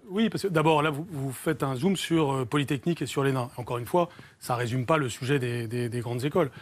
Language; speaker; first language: French; native; French